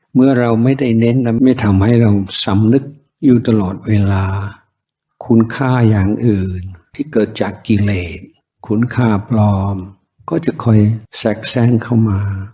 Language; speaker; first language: Thai; non-native, fluent; English